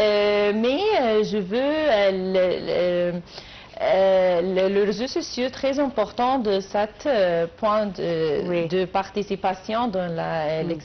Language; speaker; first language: French; non-native, learner; Arabic